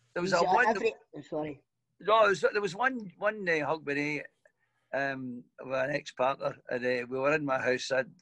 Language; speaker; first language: English; native; English